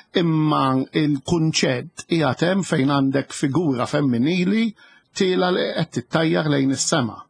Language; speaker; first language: Maltese; native; Maltese